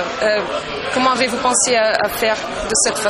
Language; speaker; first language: French; non-native, local second language; Dutch